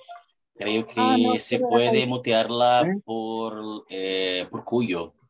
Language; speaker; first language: Spanish; non-native, fluent; Portuguese